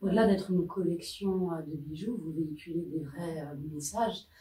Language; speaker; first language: French; native; French